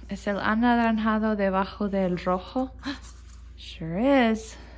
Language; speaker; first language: Spanish; non-native, learner; English